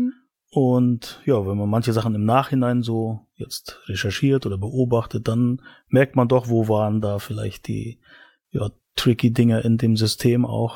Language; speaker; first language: German; native; German